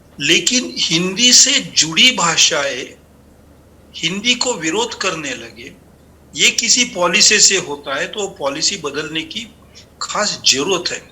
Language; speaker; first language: Hindi; non-native, local second language; Marathi